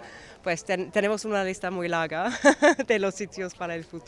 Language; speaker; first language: Spanish; non-native, fluent; English